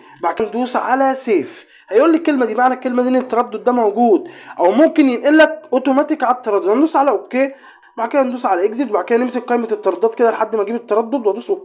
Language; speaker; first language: Arabic; native; Arabic